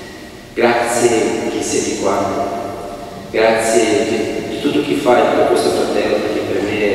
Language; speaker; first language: Italian; non-native, fluent; Portuguese